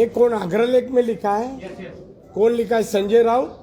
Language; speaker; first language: Hindi; non-native, local second language; Marathi